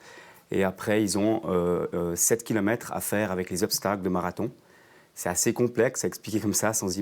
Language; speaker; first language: French; native; French